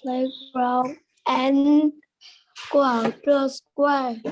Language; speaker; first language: English; non-native, learner; Vietnamese